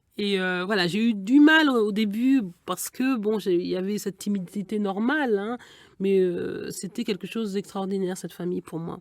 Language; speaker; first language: French; early bilingual, other home language; Igbo